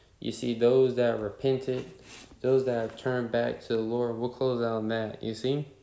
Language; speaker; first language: English; native; English